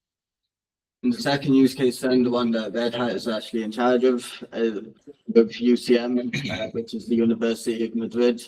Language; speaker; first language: English; native; English